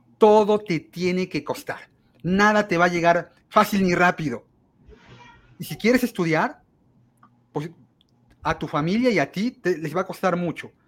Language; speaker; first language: Spanish; native; Spanish